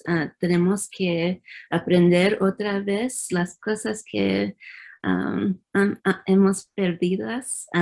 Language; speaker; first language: Spanish; early bilingual, heritage; English